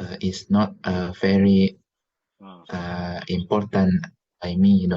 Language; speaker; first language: English; non-native, learner; Indonesian